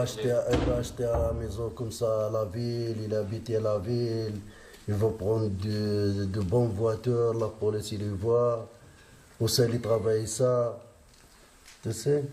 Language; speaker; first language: French; non-native, learner; Arabic